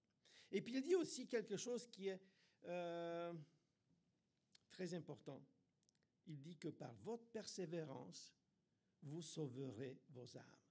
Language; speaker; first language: French; non-native, fluent; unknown